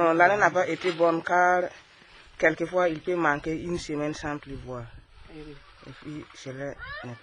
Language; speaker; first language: French; non-native, local second language; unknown